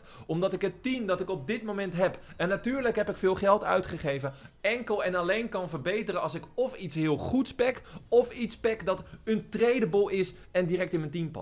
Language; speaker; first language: Dutch; native; Dutch